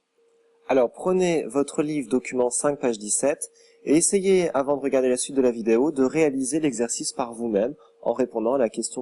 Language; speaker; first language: French; native; French